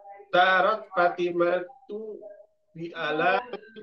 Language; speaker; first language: Arabic; non-native, learner; Indonesian